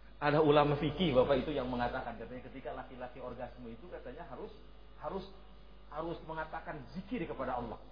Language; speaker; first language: Indonesian; native; Indonesian